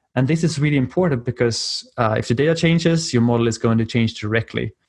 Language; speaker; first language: English; non-native, fluent; Swedish